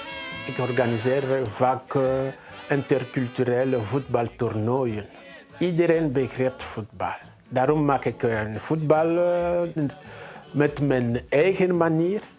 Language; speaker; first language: Dutch; non-native, fluent; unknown